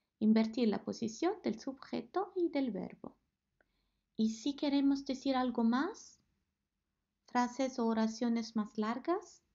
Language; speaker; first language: Spanish; non-native, fluent; Italian